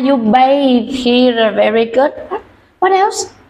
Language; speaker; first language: English; non-native, fluent; Vietnamese